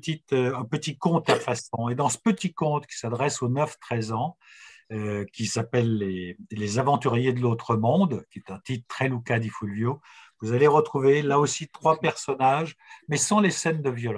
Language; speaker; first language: French; native; French